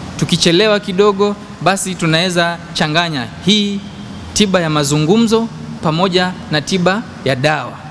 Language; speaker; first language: Swahili; native; Swahili